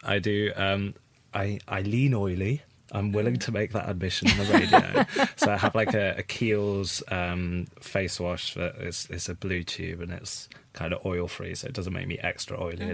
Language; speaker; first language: English; native; English